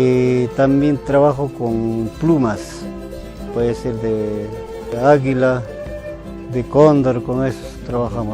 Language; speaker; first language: Spanish; non-native, local second language; Quechua